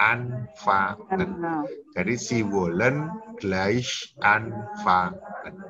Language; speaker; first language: German; non-native, fluent; Indonesian